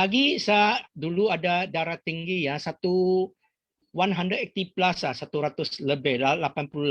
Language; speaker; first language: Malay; non-native, local second language; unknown